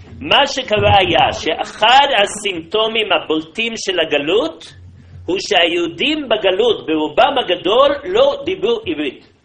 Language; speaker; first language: Hebrew; native; Hebrew